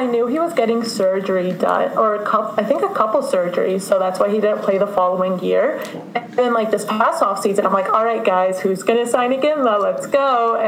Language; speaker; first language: English; native; English